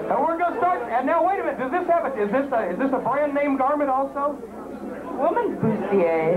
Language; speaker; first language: English; native; English